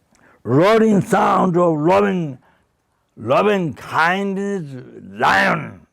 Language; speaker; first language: English; non-native, fluent; Sherpa